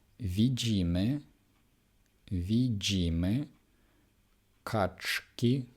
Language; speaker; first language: Polish; non-native, fluent; Ukrainian